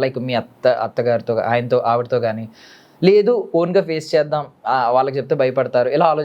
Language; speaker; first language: Telugu; native; Telugu